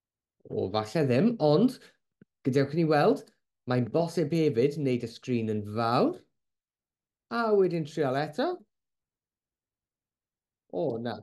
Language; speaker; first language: Welsh; non-native, local second language; English